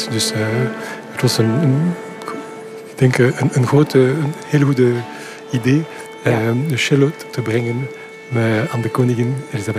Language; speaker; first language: Dutch; non-native, local second language; French